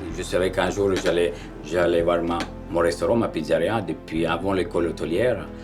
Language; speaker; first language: French; non-native, fluent; Italian